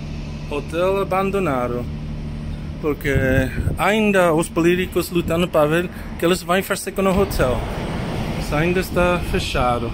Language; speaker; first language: Portuguese; non-native, learner; English